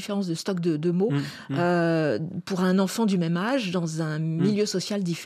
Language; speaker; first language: French; native; French